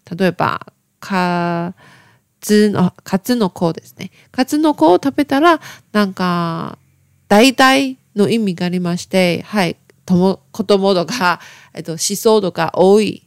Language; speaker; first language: Japanese; non-native, learner; Chinese